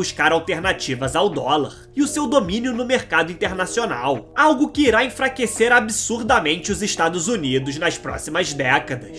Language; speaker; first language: Portuguese; native; Portuguese